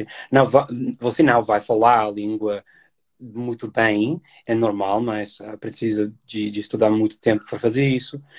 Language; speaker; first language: Portuguese; non-native, fluent; English